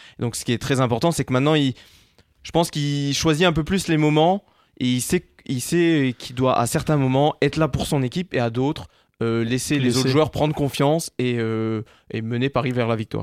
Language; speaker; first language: French; native; French